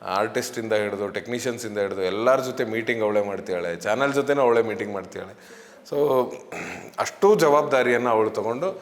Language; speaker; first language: Kannada; native; Kannada